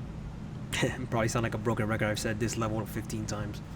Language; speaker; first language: English; native; English